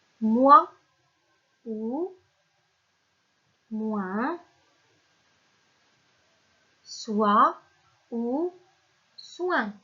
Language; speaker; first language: French; non-native, local second language; Arabic